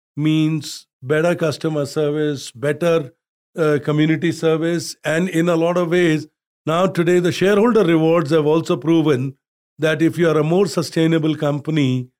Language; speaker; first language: English; non-native, local second language; Hindi